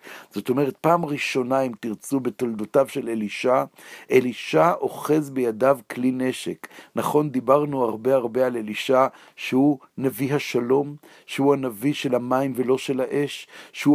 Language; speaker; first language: Hebrew; native; Hebrew